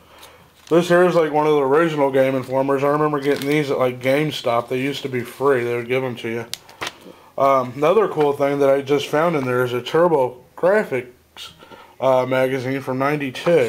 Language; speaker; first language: English; native; English